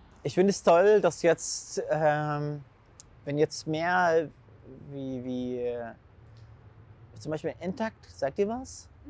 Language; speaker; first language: German; non-native, fluent; Arabic